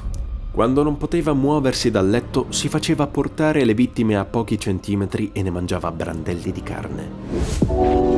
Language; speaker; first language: Italian; native; Italian